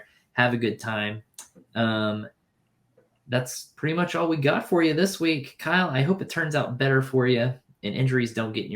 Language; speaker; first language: English; native; English